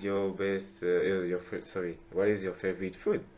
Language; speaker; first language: English; non-native, local second language; French